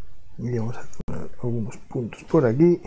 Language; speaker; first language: Spanish; non-native, local second language; Catalan